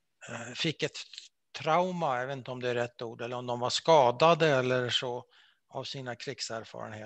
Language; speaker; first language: Swedish; native; Swedish